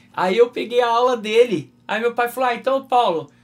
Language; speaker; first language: Portuguese; native; Portuguese